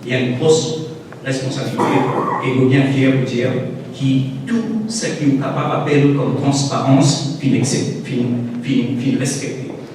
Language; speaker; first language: French; non-native, local second language; Morisyen